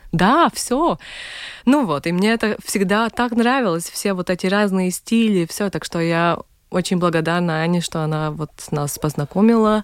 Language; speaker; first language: Russian; non-native, local second language; Latvian